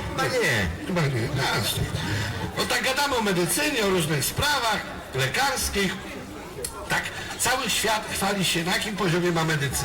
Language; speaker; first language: Polish; native; Polish